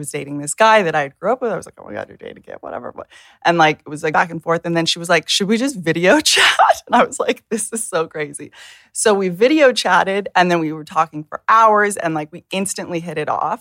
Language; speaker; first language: English; native; English